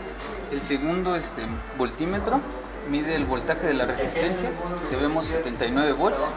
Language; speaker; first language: Spanish; native; Spanish